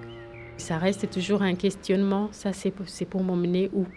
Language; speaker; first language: French; non-native, local second language; Kinyarwanda